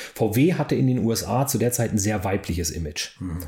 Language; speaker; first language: German; native; German